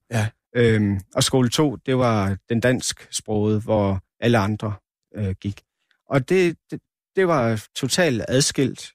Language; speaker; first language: Danish; native; Danish